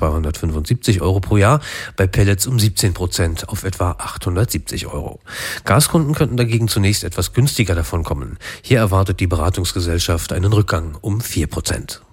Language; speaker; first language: German; native; German